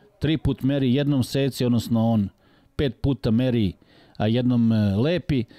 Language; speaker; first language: Serbian; native; Serbian